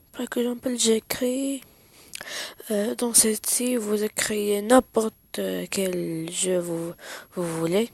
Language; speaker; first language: French; non-native, learner; Arabic